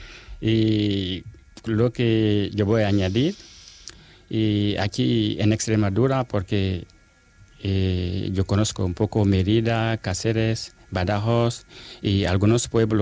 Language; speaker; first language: Spanish; non-native, fluent; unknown